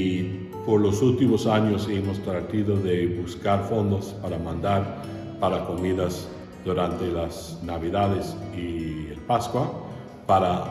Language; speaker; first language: Spanish; non-native, fluent; English